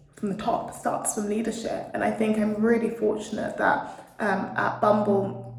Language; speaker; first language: English; native; English